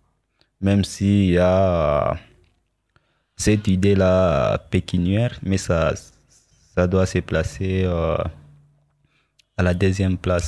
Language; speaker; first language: French; non-native, local second language; Swahili